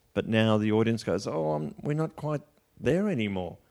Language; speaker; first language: English; native; English